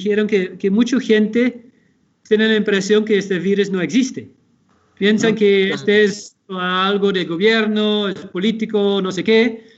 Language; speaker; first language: Spanish; non-native, fluent; Dutch